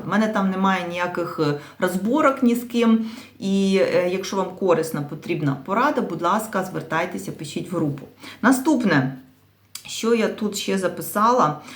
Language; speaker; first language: Ukrainian; native; Ukrainian